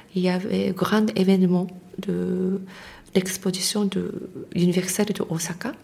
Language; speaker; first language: French; non-native, fluent; Japanese